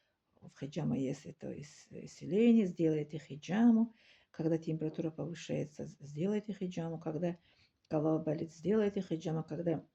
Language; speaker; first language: Russian; non-native, learner; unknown